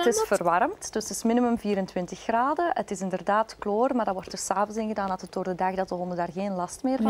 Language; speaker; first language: Dutch; native; Dutch